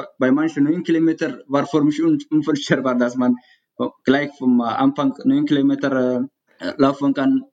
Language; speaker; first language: German; non-native, learner; Tigrinya